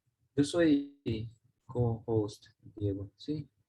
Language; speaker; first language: Spanish; non-native, learner; Portuguese